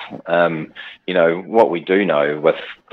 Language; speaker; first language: English; native; English